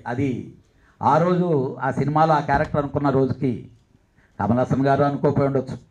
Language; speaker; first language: Telugu; native; Telugu